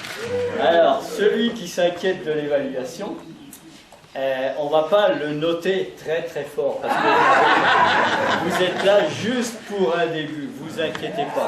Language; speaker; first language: French; native; French